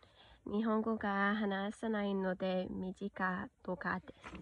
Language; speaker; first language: Japanese; non-native, learner; English